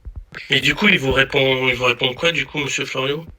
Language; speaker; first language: French; native; French